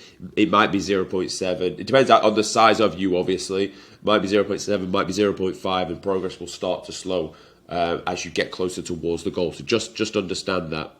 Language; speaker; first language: English; native; English